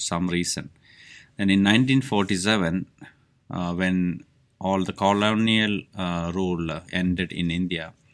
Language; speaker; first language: English; non-native, local second language; Malayalam